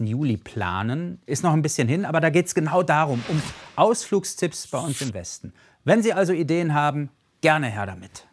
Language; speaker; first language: German; native; German